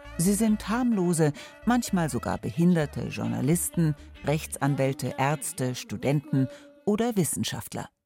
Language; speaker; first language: German; native; German